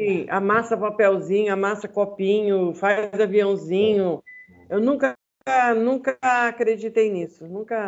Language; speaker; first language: Portuguese; native; Portuguese